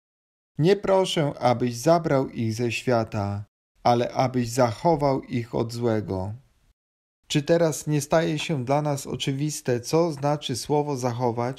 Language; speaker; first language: Polish; native; Polish